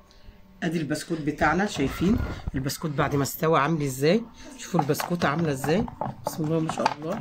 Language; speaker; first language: Arabic; native; Arabic